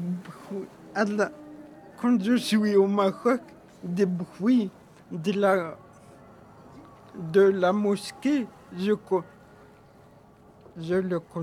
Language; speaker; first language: French; early bilingual, other home language; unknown